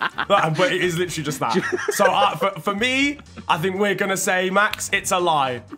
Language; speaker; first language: English; native; English